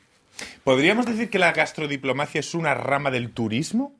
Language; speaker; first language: Spanish; native; Spanish